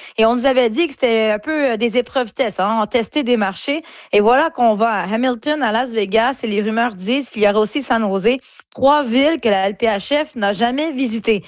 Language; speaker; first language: French; native; French